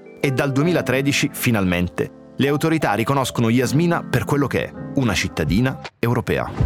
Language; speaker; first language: Italian; native; Italian